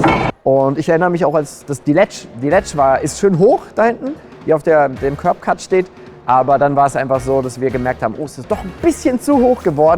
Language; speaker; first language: German; native; German